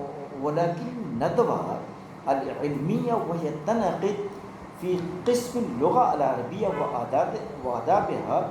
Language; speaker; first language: Arabic; non-native, fluent; Urdu